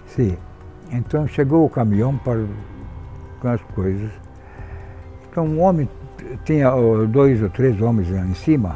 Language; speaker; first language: Portuguese; non-native, fluent; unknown